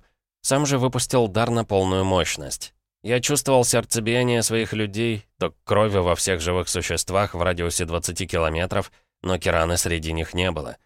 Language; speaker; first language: Russian; native; Russian